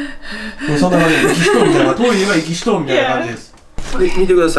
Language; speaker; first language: Japanese; native; Japanese